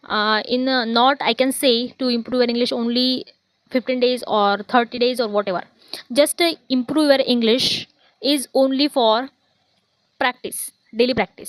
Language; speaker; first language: English; non-native, learner; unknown